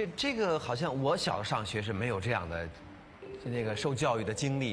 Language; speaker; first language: Chinese; native; Chinese